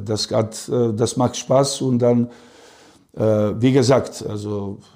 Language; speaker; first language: German; non-native, learner; Serbian